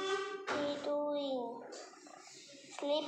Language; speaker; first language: English; non-native, learner; Vietnamese